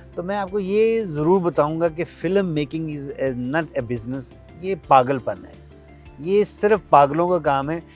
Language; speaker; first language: Urdu; non-native, local second language; Punjabi